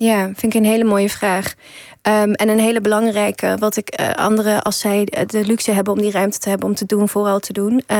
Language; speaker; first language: Dutch; early bilingual, other home language; Persian